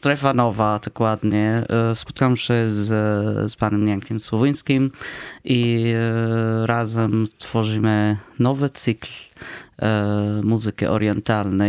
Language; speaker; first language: Polish; non-native, fluent; Arabic